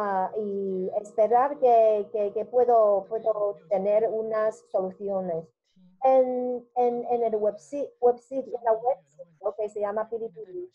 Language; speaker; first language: Spanish; non-native, learner; Chinese